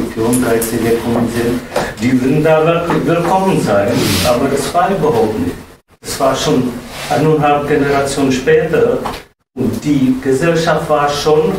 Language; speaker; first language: German; non-native, fluent; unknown